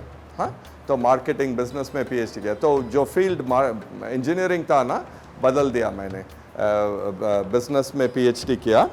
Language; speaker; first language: Hindi; non-native, local second language; Tamil